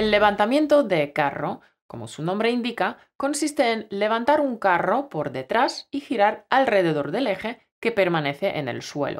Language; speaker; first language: Spanish; native; Spanish